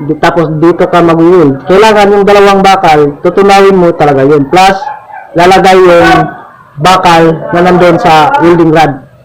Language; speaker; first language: Filipino; non-native, local second language; Cebuano